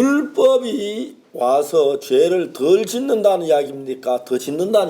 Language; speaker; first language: Korean; native; Korean